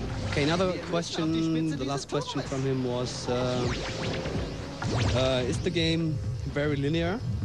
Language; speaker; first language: English; non-native, fluent; German